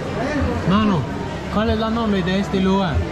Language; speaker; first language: Spanish; non-native, fluent; English